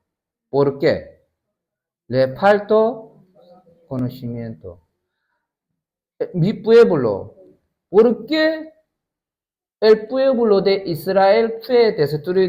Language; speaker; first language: Spanish; non-native, learner; Korean